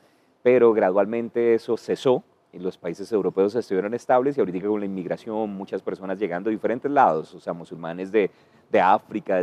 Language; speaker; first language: Spanish; native; Spanish